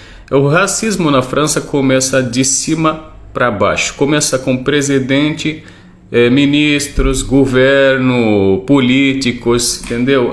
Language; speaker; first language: Portuguese; non-native, fluent; Arabic